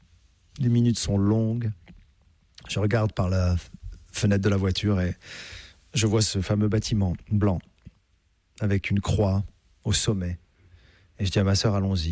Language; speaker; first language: French; native; French